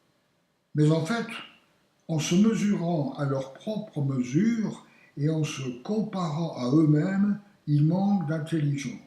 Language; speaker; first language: French; native; French